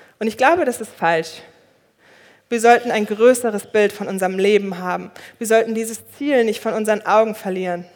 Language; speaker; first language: German; early bilingual, other home language; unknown